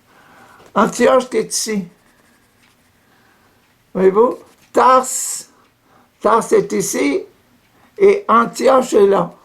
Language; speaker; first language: French; native; French